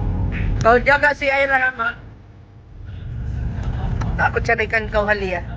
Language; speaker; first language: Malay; non-native, learner; Filipino